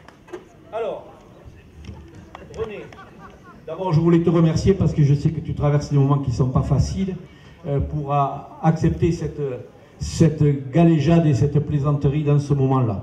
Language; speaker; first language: French; native; French